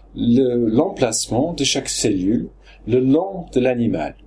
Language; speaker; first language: French; non-native, fluent; English